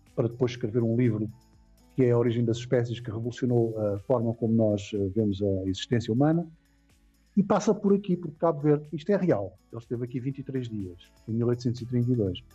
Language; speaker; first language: Portuguese; non-native, local second language; Kabuverdianu